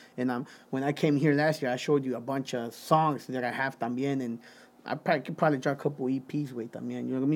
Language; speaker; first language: English; early bilingual, other home language; Spanish